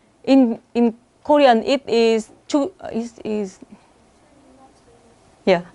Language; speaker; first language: English; non-native, learner; Vietnamese